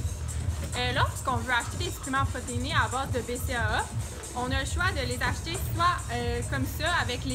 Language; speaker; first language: French; native; French